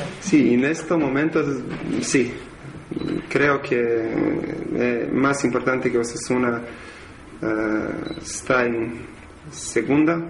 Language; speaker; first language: Spanish; non-native, learner; Serbian